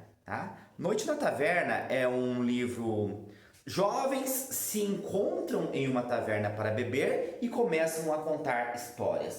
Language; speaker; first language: Portuguese; native; Portuguese